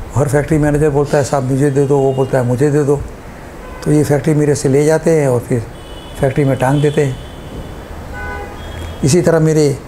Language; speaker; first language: Hindi; non-native, local second language; Gujarati